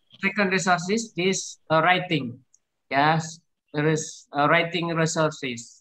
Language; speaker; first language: English; non-native, learner; Indonesian